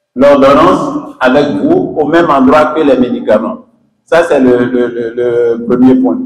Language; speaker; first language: French; non-native, local second language; Yoruba